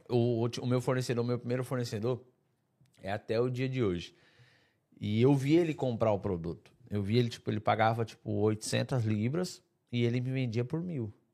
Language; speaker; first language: Portuguese; native; Portuguese